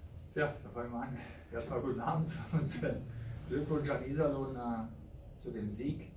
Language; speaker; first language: German; native; German